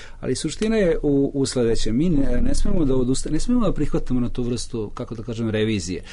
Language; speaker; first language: Serbian; native; Serbian